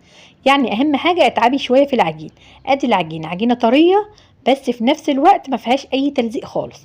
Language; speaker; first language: Arabic; native; Arabic